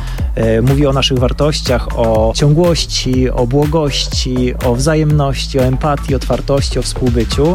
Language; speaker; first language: Polish; native; Polish